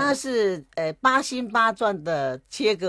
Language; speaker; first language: Chinese; native; Chinese